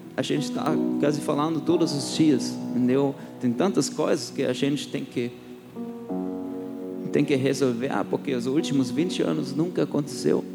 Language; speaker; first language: Portuguese; non-native, fluent; German